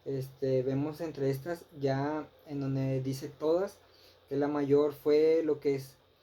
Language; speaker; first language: Spanish; native; Spanish